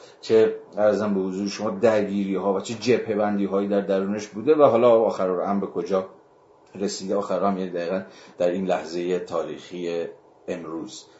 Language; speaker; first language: Persian; native; Persian